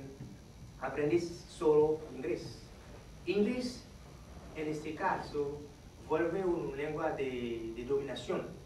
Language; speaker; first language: Spanish; non-native, fluent; Haitian Creole